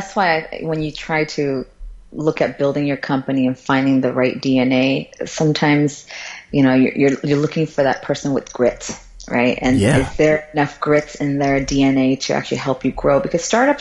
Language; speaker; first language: English; early bilingual, other home language; Cantonese